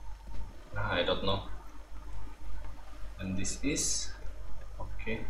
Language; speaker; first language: English; non-native, learner; Indonesian